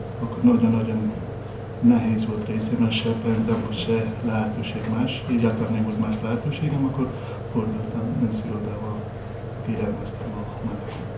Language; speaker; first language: Hungarian; non-native, learner; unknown